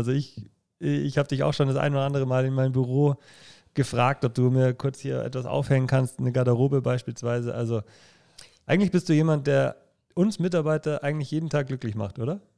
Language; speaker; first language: German; native; German